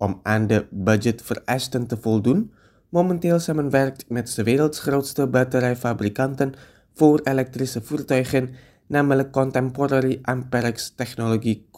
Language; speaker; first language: Dutch; non-native, fluent; Indonesian